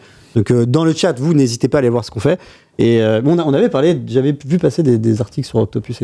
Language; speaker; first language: French; native; French